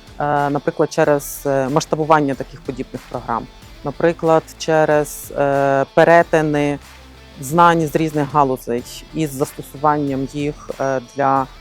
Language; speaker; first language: Ukrainian; native; Ukrainian